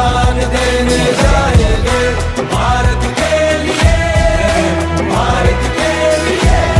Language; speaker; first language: Hindi; non-native, local second language; Telugu